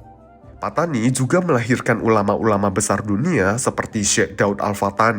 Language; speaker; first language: Indonesian; native; Indonesian